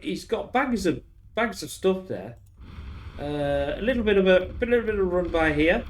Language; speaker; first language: English; native; English